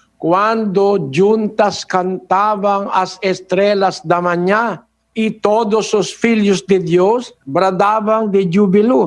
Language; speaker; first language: Portuguese; non-native, learner; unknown